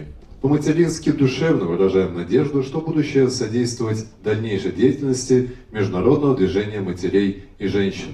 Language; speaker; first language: Russian; native; Russian